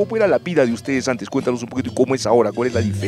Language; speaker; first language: Spanish; native; Spanish